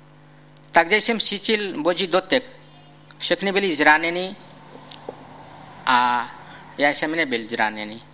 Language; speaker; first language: Czech; non-native, fluent; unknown